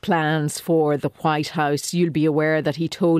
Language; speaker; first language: English; native; English